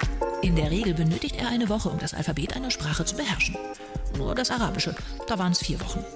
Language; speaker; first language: German; native; German